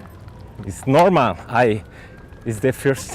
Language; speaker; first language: English; non-native, learner; Spanish